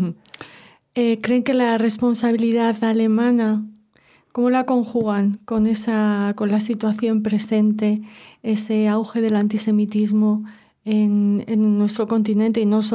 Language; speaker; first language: Spanish; native; Spanish